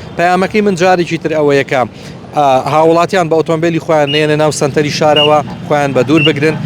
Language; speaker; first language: Central Kurdish; native; Central Kurdish